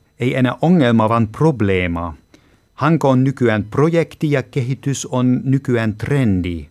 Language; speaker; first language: Finnish; non-native, fluent; German